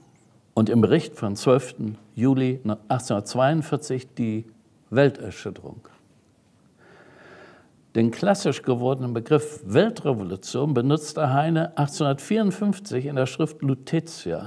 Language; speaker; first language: German; native; German